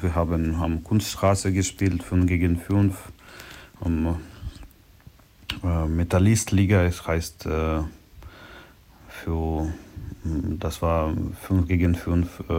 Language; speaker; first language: German; non-native, learner; Ukrainian